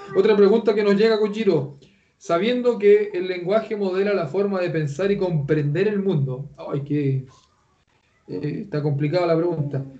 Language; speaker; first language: Spanish; native; Spanish